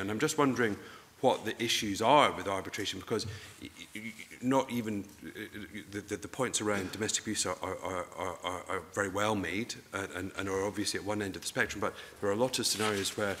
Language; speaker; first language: English; native; English